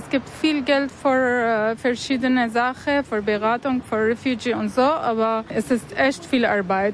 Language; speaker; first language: German; non-native, learner; Arabic